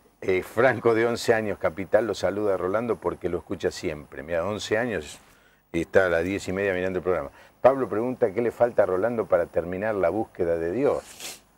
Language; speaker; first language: Spanish; native; Spanish